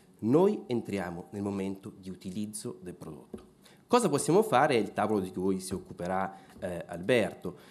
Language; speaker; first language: Italian; native; Italian